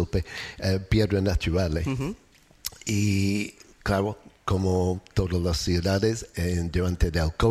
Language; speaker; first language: Spanish; non-native, learner; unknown